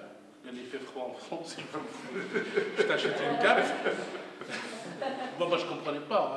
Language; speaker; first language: French; non-native, local second language; Arabic